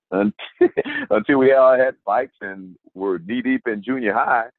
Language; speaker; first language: English; native; English